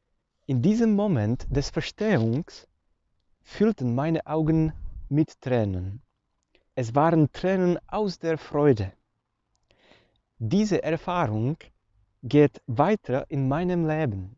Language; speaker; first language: German; non-native, fluent; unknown